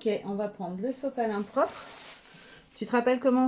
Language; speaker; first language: French; native; French